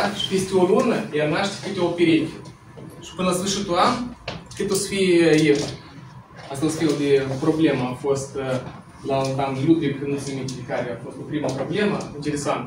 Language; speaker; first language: Romanian; non-native, local second language; Russian